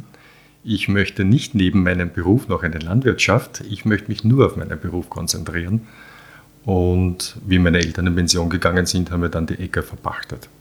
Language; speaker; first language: German; native; German